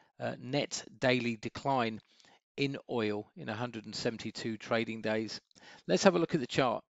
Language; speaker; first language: English; native; English